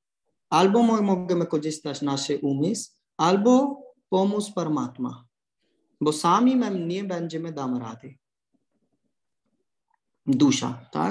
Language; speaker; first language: Polish; non-native, learner; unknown